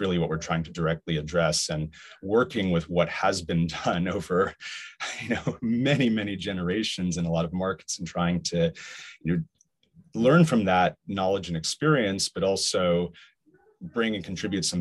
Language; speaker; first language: English; native; English